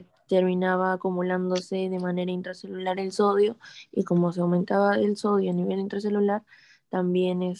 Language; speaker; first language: Spanish; native; Spanish